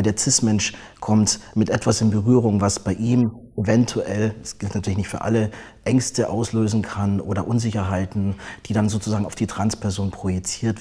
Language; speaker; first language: German; native; German